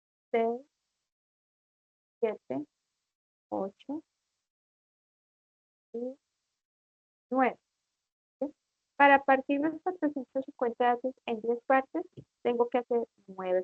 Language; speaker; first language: Spanish; native; Spanish